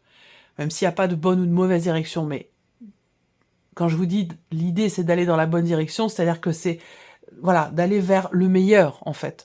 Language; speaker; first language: French; native; French